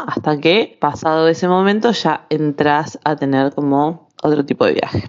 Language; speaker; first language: Spanish; native; Spanish